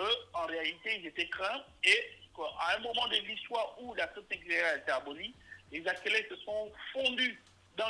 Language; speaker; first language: French; native; French